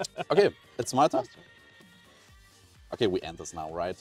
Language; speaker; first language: English; non-native, learner; German